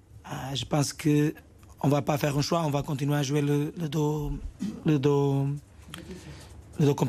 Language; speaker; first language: French; non-native, fluent; Portuguese